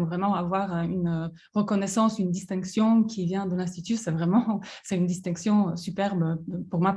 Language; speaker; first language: French; non-native, fluent; Polish